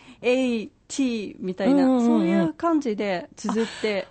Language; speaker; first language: Japanese; non-native, fluent; Mongolian